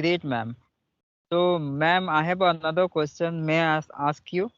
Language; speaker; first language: English; non-native, local second language; Hindi